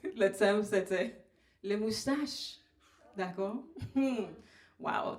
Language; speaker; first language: French; non-native, fluent; English